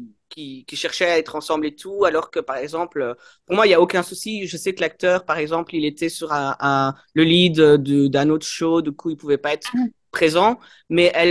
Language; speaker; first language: French; native; French